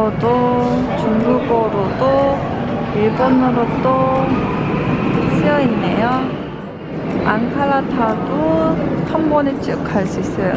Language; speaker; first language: Korean; non-native, fluent; Japanese